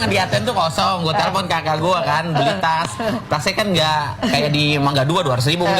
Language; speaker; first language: Indonesian; native; Indonesian